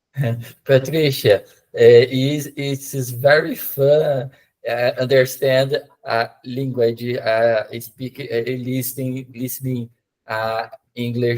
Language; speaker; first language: English; non-native, learner; Portuguese